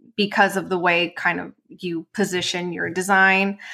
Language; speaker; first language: English; non-native, fluent; Spanish